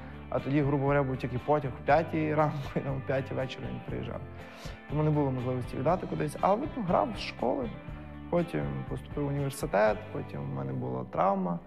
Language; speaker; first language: Ukrainian; native; Ukrainian